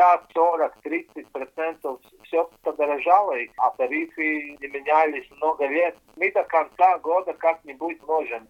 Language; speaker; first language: Russian; non-native, local second language; Latvian